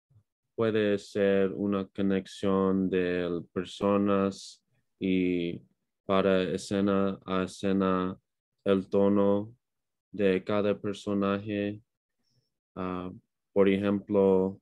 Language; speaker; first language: Spanish; non-native, learner; English